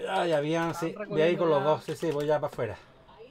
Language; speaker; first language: Spanish; native; Spanish